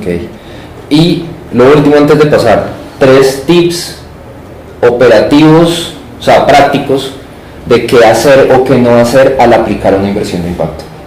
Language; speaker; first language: Spanish; native; Spanish